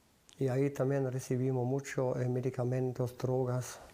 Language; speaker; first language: Spanish; early bilingual, other home language; German